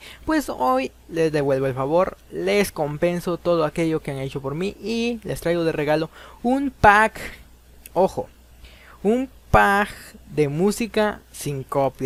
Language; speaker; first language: Spanish; native; Spanish